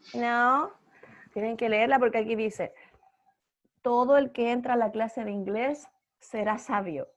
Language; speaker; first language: Spanish; native; Spanish